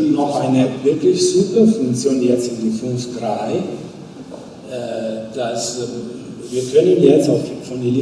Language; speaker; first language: German; non-native, fluent; Italian